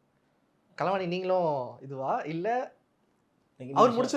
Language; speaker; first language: Tamil; native; Tamil